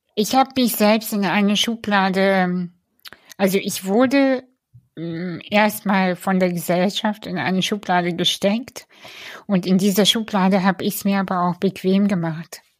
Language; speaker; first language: German; early bilingual, other home language; Russian